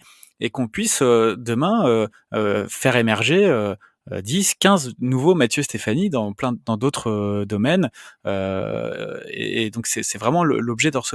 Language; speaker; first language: French; native; French